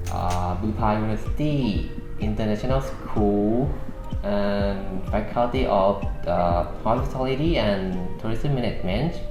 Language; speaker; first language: English; non-native, learner; Thai